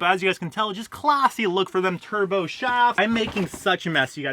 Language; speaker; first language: English; native; English